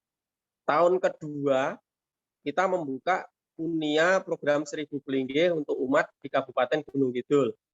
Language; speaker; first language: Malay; non-native, local second language; Javanese